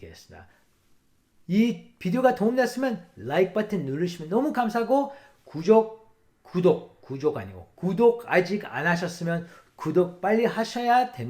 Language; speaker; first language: Korean; early bilingual, heritage; English